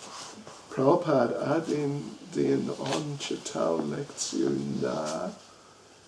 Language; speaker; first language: Russian; non-native, learner; English